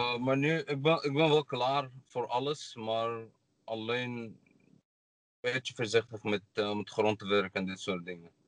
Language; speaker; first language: Dutch; non-native, learner; Arabic